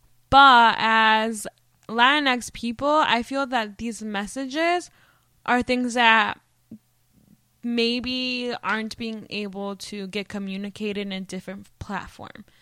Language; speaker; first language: English; early bilingual, other home language; Spanish